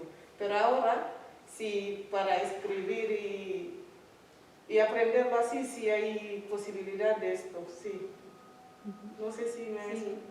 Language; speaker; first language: Spanish; non-native, learner; Fula